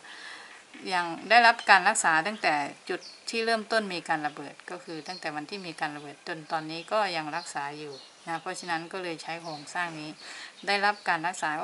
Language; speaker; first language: Thai; native; Thai